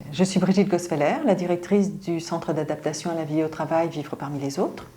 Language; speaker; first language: French; native; French